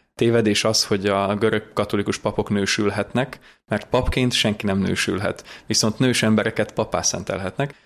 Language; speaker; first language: Hungarian; native; Hungarian